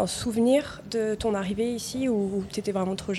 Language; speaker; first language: French; native; French